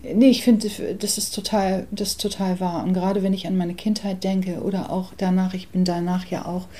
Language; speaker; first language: German; early bilingual, other home language; English